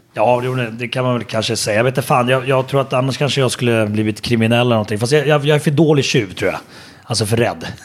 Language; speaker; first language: Swedish; native; Swedish